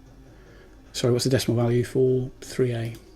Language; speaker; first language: English; native; English